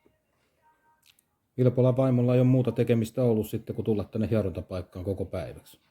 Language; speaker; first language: Finnish; native; Finnish